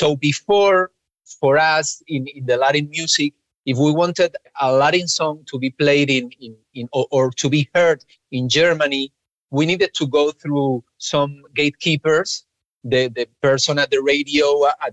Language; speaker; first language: English; non-native, fluent; Spanish